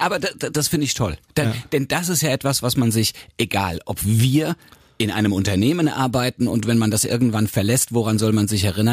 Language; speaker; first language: German; native; German